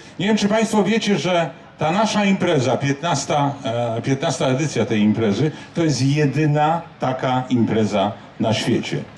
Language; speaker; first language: Polish; native; Polish